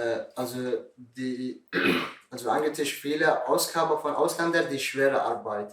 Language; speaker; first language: German; non-native, learner; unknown